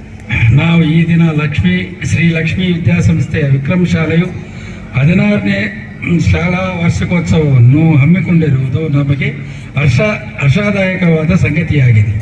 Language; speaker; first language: Kannada; native; Kannada